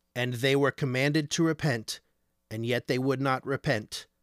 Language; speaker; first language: English; native; English